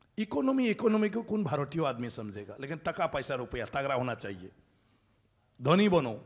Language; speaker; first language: Hindi; non-native, local second language; Bodo